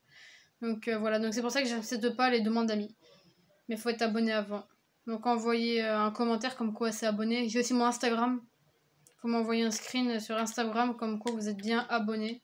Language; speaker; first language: French; native; French